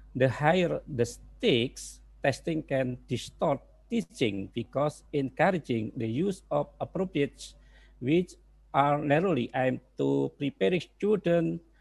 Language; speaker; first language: English; non-native, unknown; Indonesian